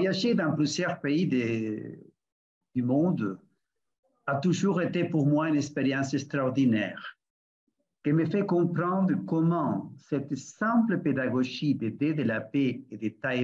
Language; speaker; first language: French; non-native, fluent; Spanish